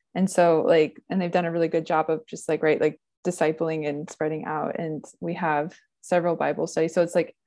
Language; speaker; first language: English; native; English